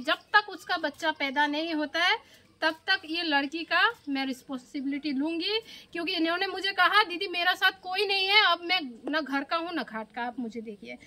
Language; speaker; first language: Hindi; non-native, local second language; Bangla